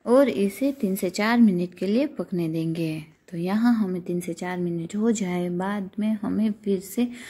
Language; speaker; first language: Hindi; non-native, local second language; Gujarati